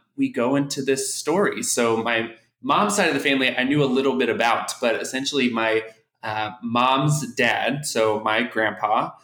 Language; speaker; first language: English; native; English